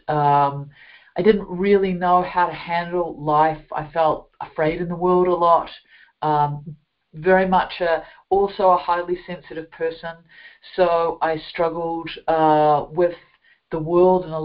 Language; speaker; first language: English; native; English